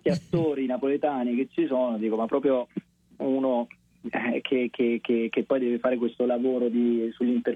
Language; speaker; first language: Italian; native; Italian